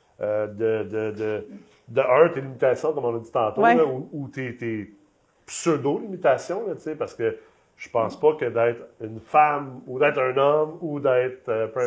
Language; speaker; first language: French; native; French